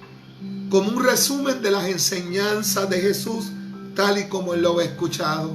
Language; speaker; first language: Spanish; native; Spanish